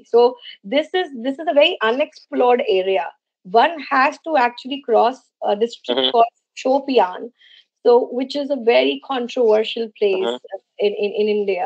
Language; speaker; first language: English; non-native, local second language; Hindi